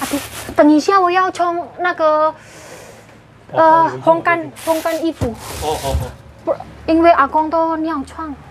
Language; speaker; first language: Chinese; non-native, learner; Javanese